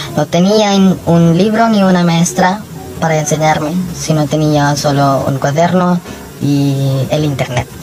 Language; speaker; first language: Spanish; non-native, fluent; Filipino